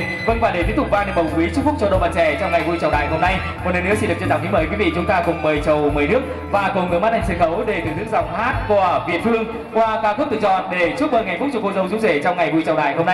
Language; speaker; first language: Vietnamese; native; Vietnamese